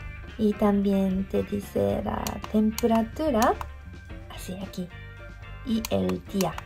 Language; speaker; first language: Spanish; non-native, fluent; Japanese